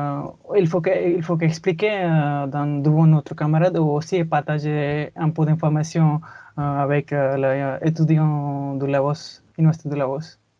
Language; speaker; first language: French; non-native, learner; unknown